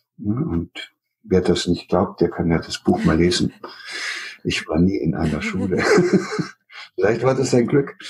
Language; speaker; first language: German; native; German